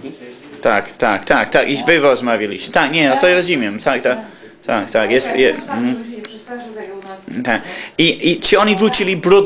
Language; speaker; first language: Polish; non-native, learner; English